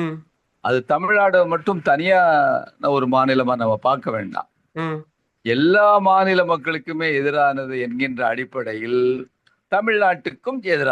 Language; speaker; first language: Tamil; native; Tamil